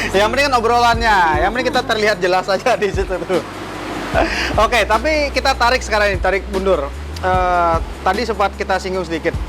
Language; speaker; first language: Indonesian; native; Indonesian